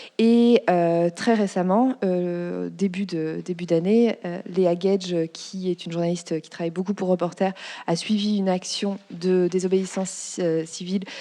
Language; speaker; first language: French; native; French